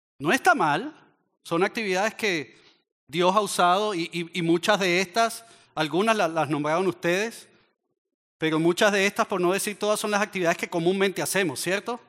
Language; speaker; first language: Spanish; native; Spanish